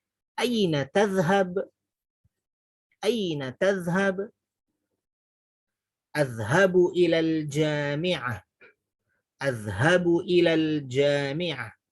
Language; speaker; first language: Arabic; non-native, fluent; Indonesian